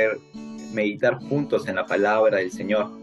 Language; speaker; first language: Spanish; native; Spanish